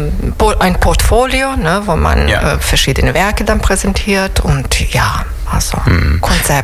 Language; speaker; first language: German; non-native, fluent; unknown